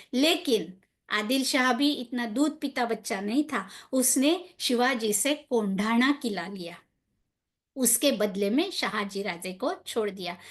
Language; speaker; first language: Hindi; non-native, local second language; Marathi